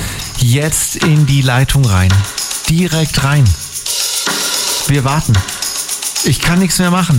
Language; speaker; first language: German; native; German